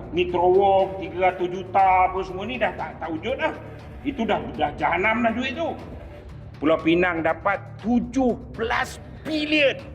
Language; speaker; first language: Malay; native; Malay